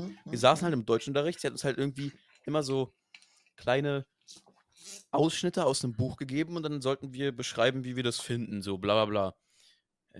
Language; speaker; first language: German; native; German